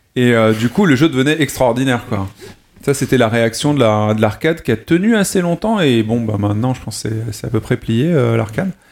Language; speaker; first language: French; non-native, local second language; Arabic